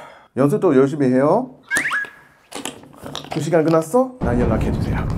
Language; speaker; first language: Korean; non-native, learner; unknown